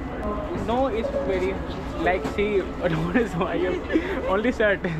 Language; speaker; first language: English; non-native, learner; Hindi